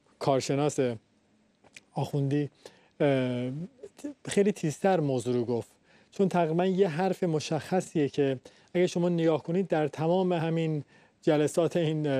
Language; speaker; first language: Persian; native; Persian